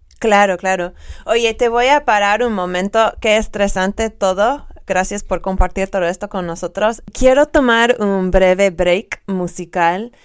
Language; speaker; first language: Spanish; non-native, fluent; English